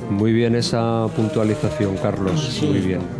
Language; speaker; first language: Spanish; native; Spanish